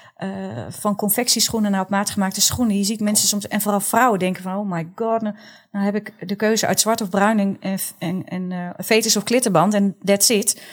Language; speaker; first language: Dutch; native; Dutch